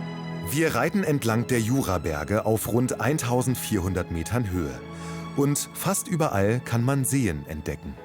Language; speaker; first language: German; native; German